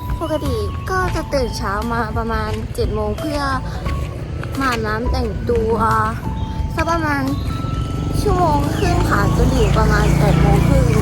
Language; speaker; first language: Thai; native; Thai